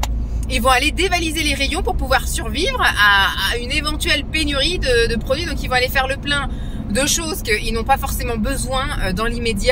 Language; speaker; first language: French; native; French